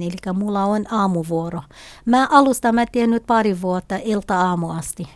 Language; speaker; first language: Finnish; non-native, learner; Kurdish